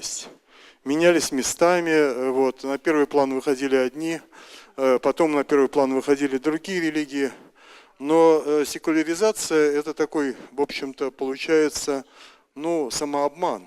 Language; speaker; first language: Russian; native; Russian